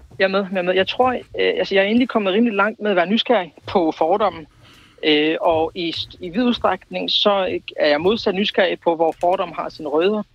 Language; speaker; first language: Danish; early bilingual, other home language; Kurdish